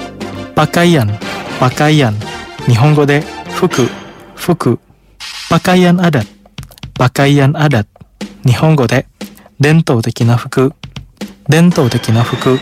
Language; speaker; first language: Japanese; non-native, fluent; Indonesian